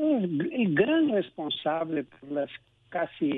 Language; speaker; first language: Spanish; non-native, local second language; Portuguese